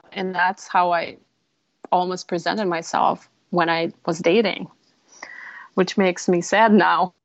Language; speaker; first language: English; non-native, fluent; Russian